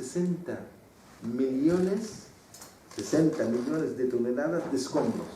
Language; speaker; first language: Spanish; non-native, fluent; Arabic